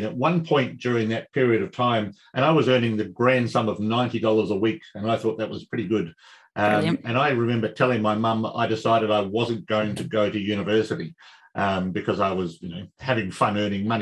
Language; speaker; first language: English; native; English